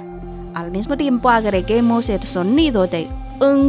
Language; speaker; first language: Spanish; non-native, fluent; Chinese